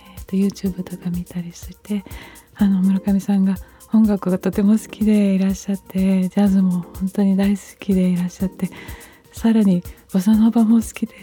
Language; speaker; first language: Japanese; early bilingual, other home language; Portuguese